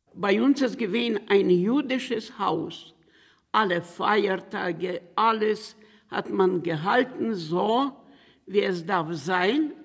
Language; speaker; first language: German; non-native, learner; Ukrainian